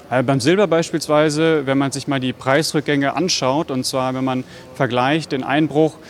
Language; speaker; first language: German; native; German